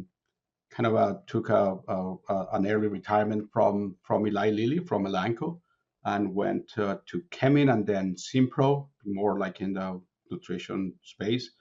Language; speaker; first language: English; non-native, fluent; Spanish